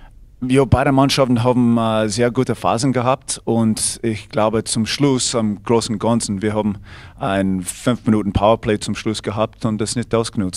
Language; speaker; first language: German; non-native, fluent; English